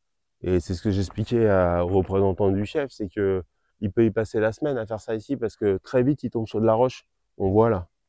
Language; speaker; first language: French; native; French